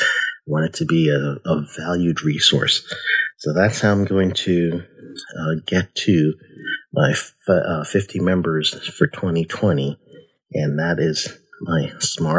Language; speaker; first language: English; native; English